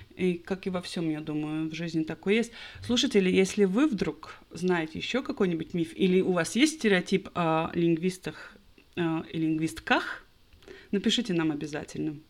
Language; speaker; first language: Russian; non-native, local second language; Latvian